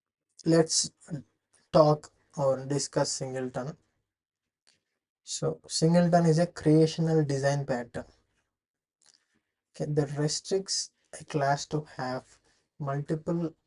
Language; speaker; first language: English; non-native, fluent; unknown